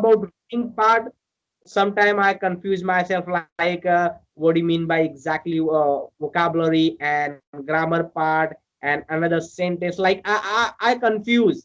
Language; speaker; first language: English; non-native, learner; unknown